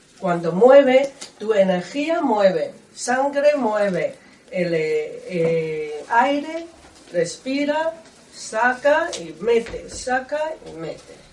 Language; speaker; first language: Spanish; non-native, learner; Chinese